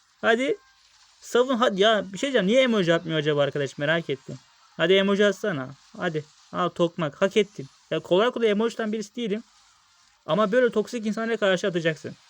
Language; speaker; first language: Turkish; native; Turkish